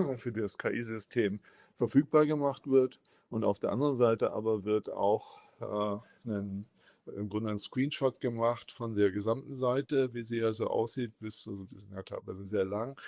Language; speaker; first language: German; native; German